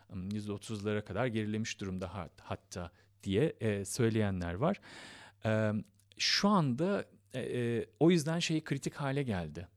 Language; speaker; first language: Turkish; native; Turkish